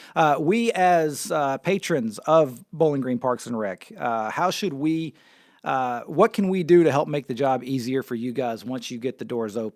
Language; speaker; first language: English; native; English